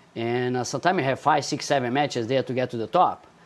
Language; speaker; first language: English; non-native, fluent; Portuguese